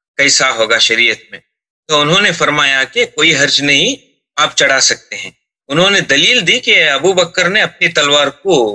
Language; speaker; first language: Urdu; native; Urdu